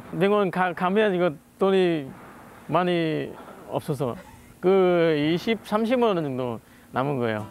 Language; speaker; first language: Korean; non-native, learner; Vietnamese